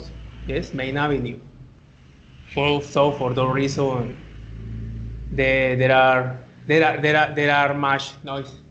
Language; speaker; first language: English; non-native, learner; Spanish